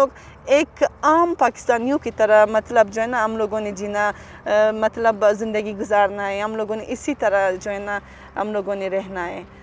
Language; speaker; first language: Hindi; non-native, local second language; Uzbek